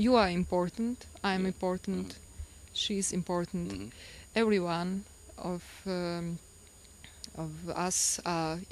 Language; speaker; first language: English; non-native, learner; Croatian